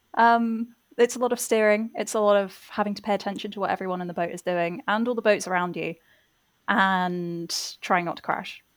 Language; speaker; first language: English; native; English